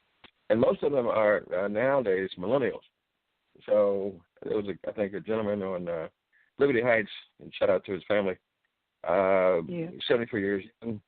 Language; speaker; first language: English; native; English